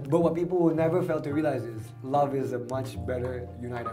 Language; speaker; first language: English; early bilingual, other home language; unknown